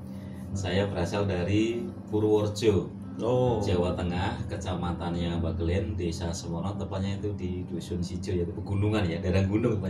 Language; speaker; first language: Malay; non-native, local second language; Javanese